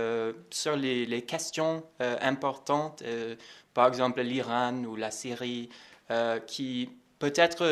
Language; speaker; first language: French; non-native, fluent; English